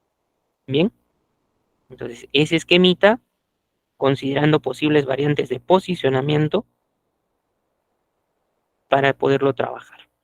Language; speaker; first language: Spanish; native; Spanish